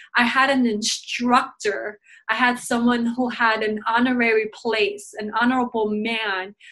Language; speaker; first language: English; native; English